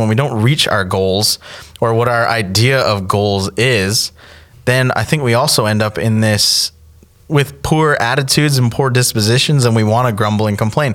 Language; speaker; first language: English; native; English